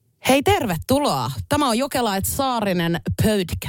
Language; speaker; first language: Finnish; native; Finnish